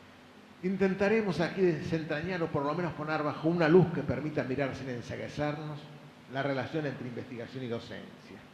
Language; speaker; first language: Spanish; native; Spanish